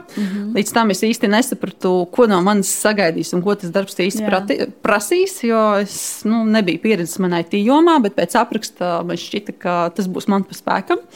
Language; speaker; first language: Latvian; native; Latvian